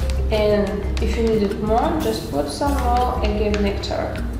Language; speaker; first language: English; non-native, learner; Russian